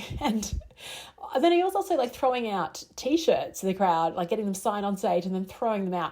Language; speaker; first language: English; native; English